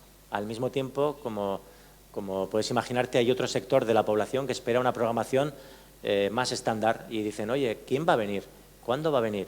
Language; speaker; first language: Spanish; native; Spanish